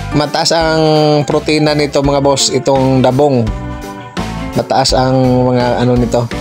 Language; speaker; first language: Filipino; non-native, local second language; Cebuano